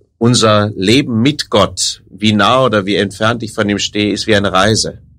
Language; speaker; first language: German; native; German